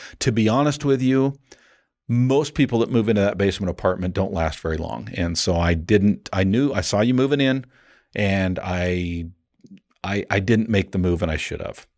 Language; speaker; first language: English; native; English